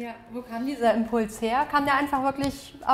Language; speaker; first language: German; native; German